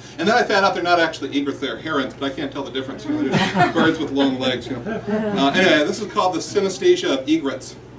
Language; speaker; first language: English; native; English